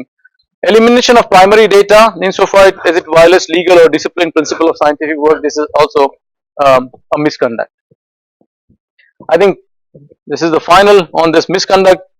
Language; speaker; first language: English; non-native, fluent; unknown